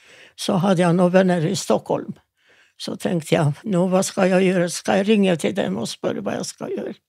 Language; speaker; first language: Norwegian; non-native, fluent; Yiddish